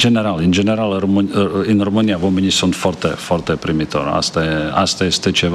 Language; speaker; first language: Romanian; non-native, fluent; Czech